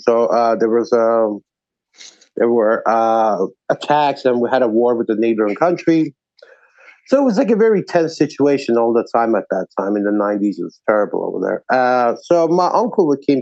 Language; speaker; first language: English; non-native, fluent; Azerbaijani